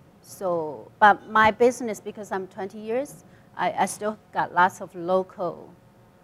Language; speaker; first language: English; non-native, learner; Chinese